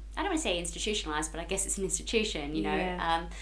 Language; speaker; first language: English; native; English